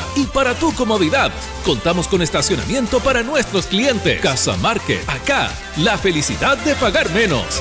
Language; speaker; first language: Spanish; native; Spanish